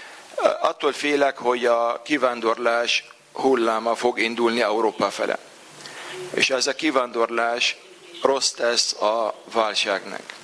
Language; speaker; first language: Hungarian; non-native, fluent; Arabic